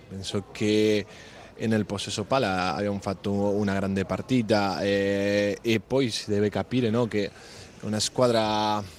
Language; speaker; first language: Italian; non-native, fluent; Spanish